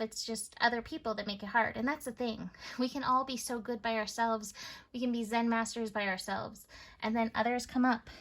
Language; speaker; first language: English; native; English